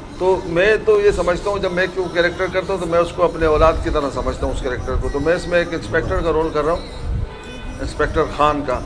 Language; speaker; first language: Urdu; non-native, local second language; Pashto